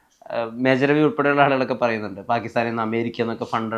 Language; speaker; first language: Malayalam; native; Malayalam